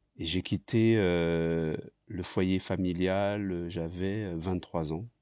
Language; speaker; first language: French; early bilingual, other home language; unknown